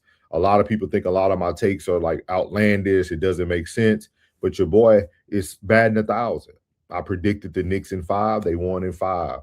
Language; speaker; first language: English; native; English